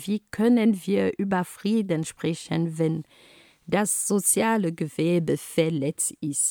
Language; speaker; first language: German; non-native, fluent; Ghomala